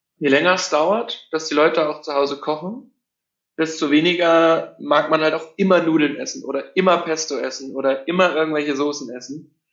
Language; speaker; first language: German; native; German